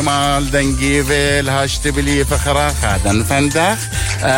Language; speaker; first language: Dutch; non-native, learner; Arabic